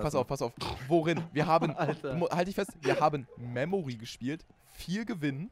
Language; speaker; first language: German; native; German